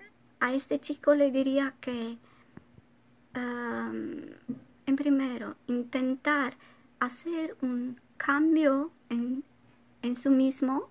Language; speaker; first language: Spanish; non-native, fluent; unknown